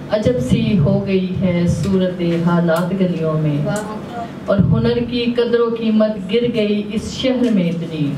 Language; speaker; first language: Urdu; non-native, local second language; Punjabi